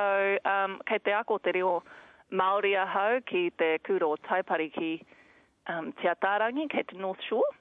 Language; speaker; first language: Māori; non-native, learner; English